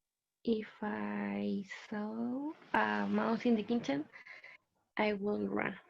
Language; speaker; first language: English; non-native, learner; Spanish